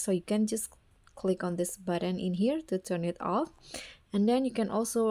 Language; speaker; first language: English; non-native, fluent; Indonesian